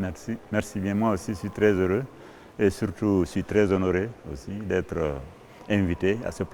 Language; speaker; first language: French; non-native, local second language; Fula